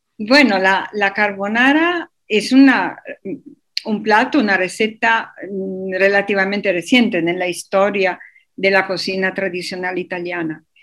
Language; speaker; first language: Spanish; non-native, fluent; Italian